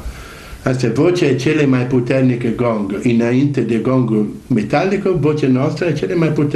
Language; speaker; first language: Romanian; non-native, learner; Italian